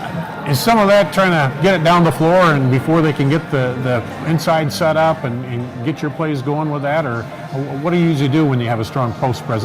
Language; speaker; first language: English; native; English